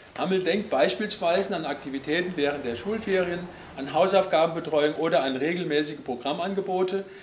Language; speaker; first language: German; native; German